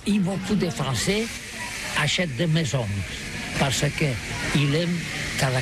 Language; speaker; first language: French; non-native, learner; Catalan